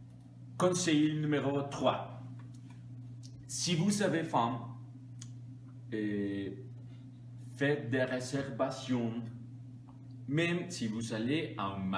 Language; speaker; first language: French; non-native, learner; Spanish